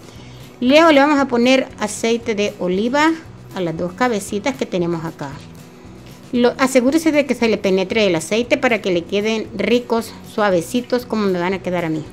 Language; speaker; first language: Spanish; native; Spanish